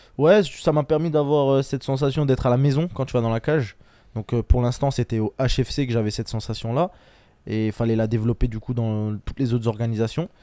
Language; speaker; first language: French; early bilingual, other home language; Chechen